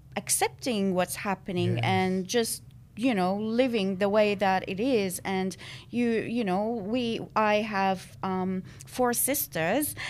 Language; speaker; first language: English; non-native, fluent; Arabic